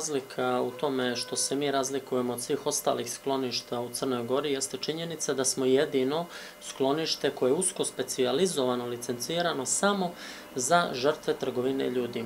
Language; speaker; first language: Serbian; native; Serbian